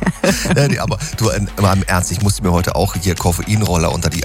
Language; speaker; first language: German; native; German